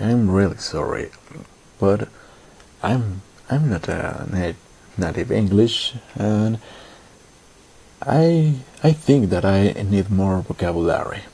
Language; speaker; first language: English; non-native, learner; Spanish